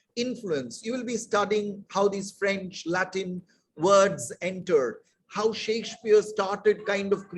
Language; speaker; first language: English; non-native, local second language; Bangla